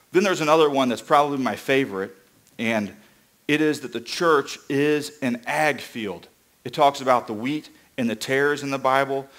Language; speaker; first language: English; native; English